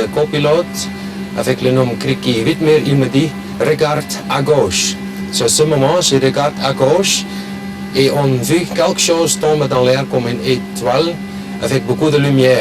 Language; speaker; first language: French; non-native, local second language; German